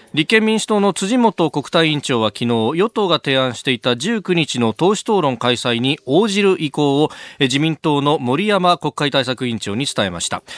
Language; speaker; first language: Japanese; native; Japanese